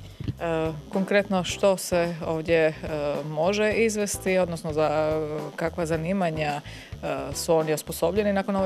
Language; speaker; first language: Croatian; native; Croatian